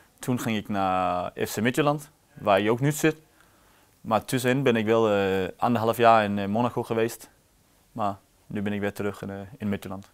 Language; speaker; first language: Dutch; non-native, fluent; Danish